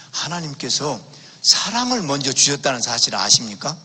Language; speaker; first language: Korean; native; Korean